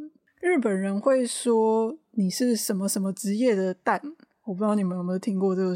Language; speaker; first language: Chinese; native; Chinese